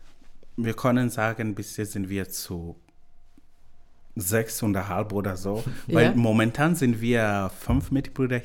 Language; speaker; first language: German; non-native, learner; Swahili